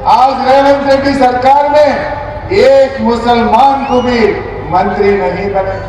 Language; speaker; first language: Hindi; non-native, local second language; Telugu